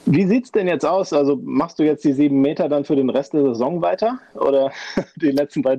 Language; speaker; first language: German; native; German